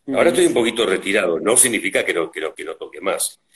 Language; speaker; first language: Spanish; native; Spanish